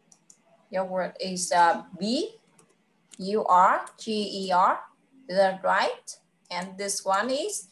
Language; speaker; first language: English; non-native, fluent; Vietnamese